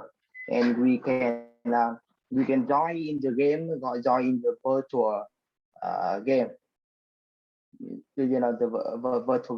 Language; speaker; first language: English; non-native, learner; Vietnamese